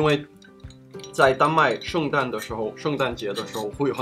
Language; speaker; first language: Chinese; non-native, fluent; Danish